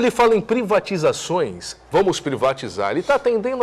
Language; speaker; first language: Portuguese; native; Portuguese